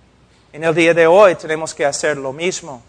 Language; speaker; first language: Spanish; non-native, fluent; English